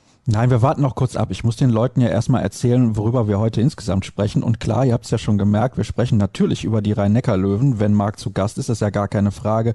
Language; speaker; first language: German; native; German